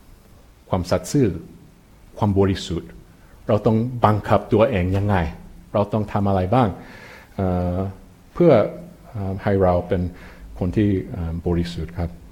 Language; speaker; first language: Thai; non-native, fluent; English